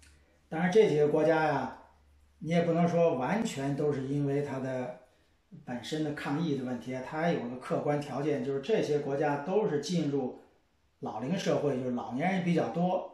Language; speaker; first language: Chinese; native; Chinese